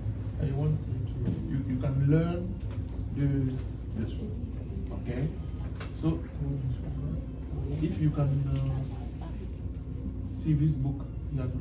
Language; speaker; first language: English; non-native, learner; French